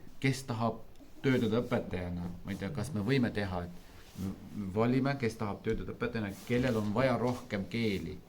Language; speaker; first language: Estonian; non-native, fluent; Turkish